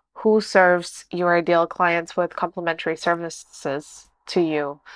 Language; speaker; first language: English; non-native, fluent; Portuguese